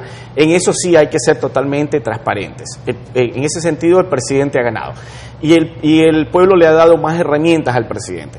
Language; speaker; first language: Spanish; native; Spanish